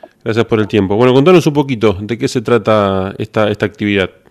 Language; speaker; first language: Spanish; native; Spanish